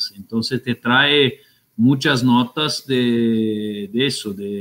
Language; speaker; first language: Spanish; non-native, fluent; Portuguese